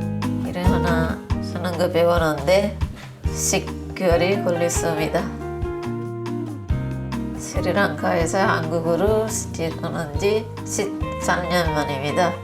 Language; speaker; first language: Korean; non-native, learner; Sinhala